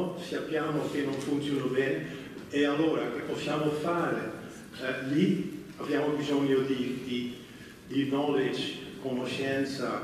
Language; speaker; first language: Italian; non-native, fluent; Dutch